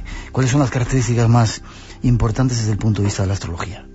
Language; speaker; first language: Spanish; native; Spanish